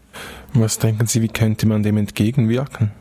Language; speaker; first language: German; native; German